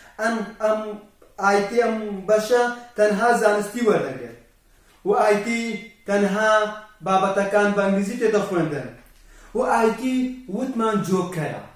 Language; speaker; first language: Central Kurdish; non-native, local second language; Kurdish